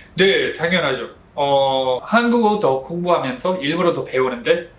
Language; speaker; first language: Korean; non-native, fluent; English